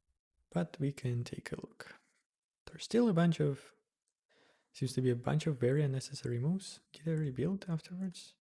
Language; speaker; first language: English; non-native, fluent; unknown